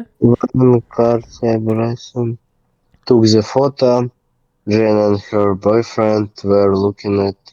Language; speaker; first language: English; non-native, learner; Russian